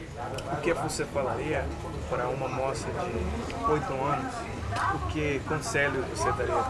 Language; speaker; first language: Portuguese; non-native, fluent; Spanish